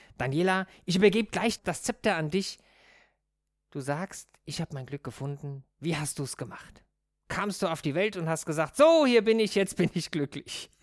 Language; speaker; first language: German; native; German